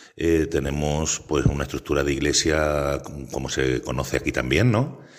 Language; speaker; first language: Spanish; native; Spanish